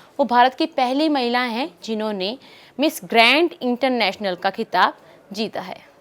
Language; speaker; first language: Hindi; native; Hindi